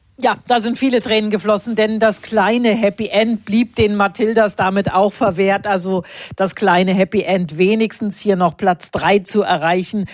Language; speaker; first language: German; native; German